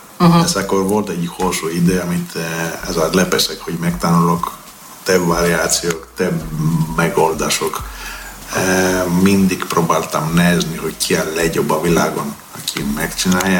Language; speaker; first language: Hungarian; non-native, learner; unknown